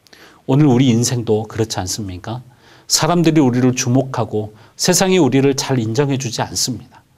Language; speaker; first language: Korean; native; Korean